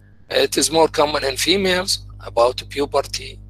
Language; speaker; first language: English; non-native, fluent; Arabic